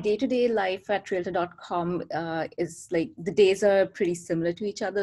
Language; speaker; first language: English; non-native, local second language; Hindi